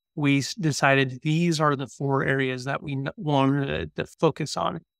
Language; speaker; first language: English; native; English